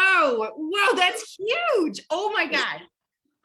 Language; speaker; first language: English; native; English